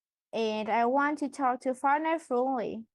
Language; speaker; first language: English; non-native, learner; Vietnamese